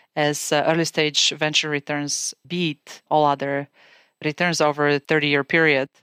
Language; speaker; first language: English; non-native, fluent; Bulgarian